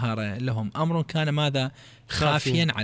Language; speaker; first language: Arabic; native; Arabic